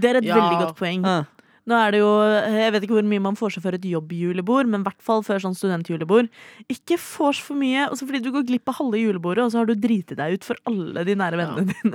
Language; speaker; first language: Norwegian; native; Norwegian